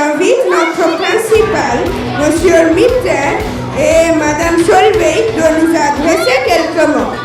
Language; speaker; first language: French; non-native, learner; Bangla